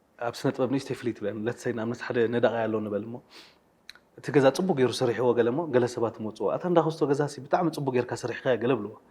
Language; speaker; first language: Tigrinya; native; Tigrinya